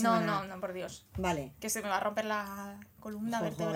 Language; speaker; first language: Spanish; native; Spanish